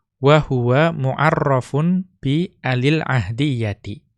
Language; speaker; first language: Arabic; non-native, fluent; Indonesian